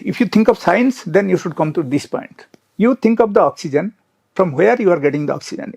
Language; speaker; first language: English; non-native, local second language; Telugu